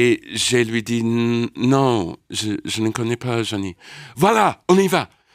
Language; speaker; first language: French; non-native, learner; English